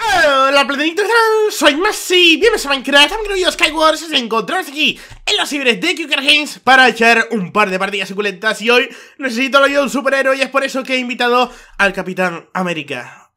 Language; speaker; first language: Spanish; native; Spanish